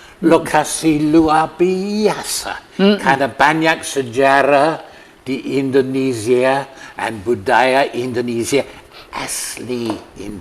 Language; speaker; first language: Indonesian; non-native, learner; English